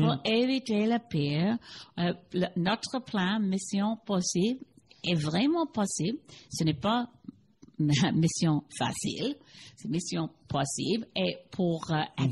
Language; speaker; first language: French; non-native, learner; English